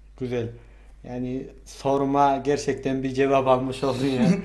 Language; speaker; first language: Turkish; non-native, fluent; Mongolian